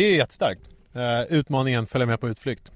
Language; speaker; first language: Swedish; native; Swedish